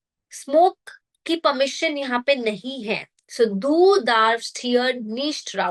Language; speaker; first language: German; non-native, fluent; Hindi